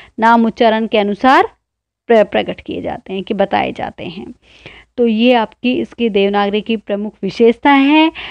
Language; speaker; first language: Hindi; native; Hindi